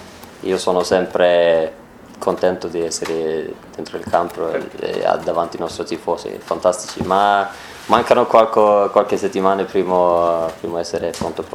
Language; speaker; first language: Italian; non-native, learner; Swedish